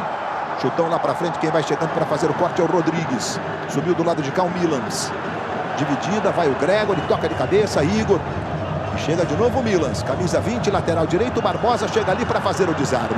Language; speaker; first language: Portuguese; native; Portuguese